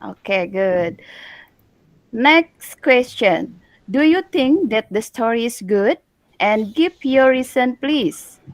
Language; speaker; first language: English; non-native, learner; Indonesian